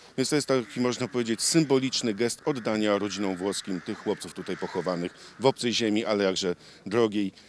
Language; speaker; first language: Polish; non-native, fluent; Italian